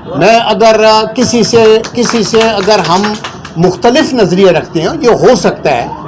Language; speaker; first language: Urdu; non-native, local second language; Punjabi